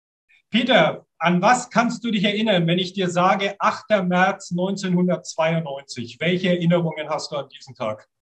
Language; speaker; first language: German; native; German